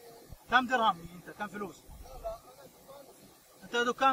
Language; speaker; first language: Arabic; non-native, learner; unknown